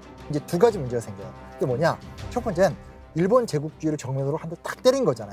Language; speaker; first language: Korean; native; Korean